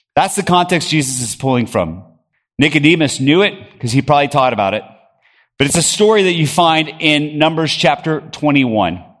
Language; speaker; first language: English; early bilingual, other home language; Spanish